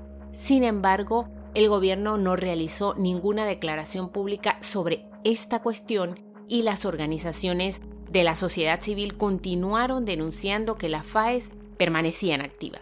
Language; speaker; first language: Spanish; native; Spanish